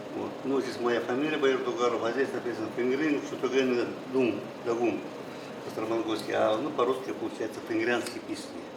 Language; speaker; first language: Russian; non-native, local second language; Buriat